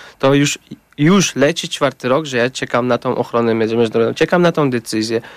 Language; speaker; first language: Polish; non-native, learner; Tajik